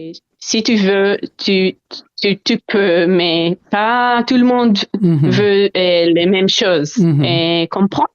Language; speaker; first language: French; non-native, learner; Hebrew